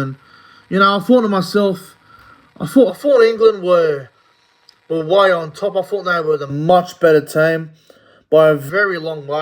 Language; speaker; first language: English; native; English